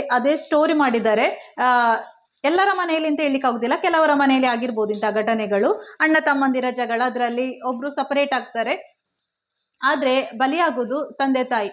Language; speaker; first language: Kannada; non-native, local second language; Tulu